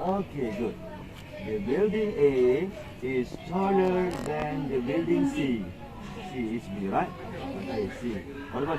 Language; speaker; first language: English; non-native, learner; Indonesian